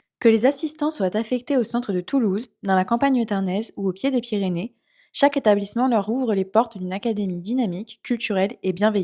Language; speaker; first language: French; native; French